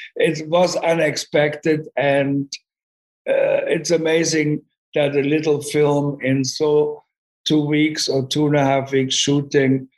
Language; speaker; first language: English; non-native, fluent; German